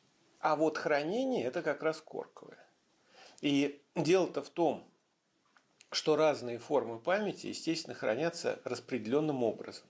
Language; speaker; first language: Russian; native; Russian